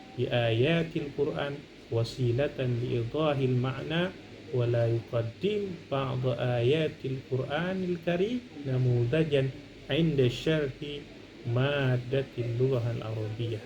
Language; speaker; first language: Arabic; non-native, fluent; Indonesian